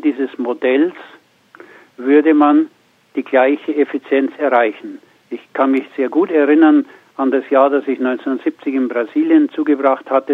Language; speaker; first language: German; native; German